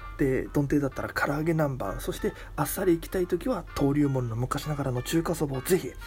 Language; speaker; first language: Japanese; native; Japanese